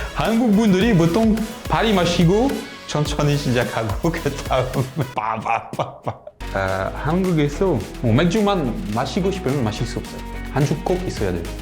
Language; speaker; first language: Korean; non-native, learner; French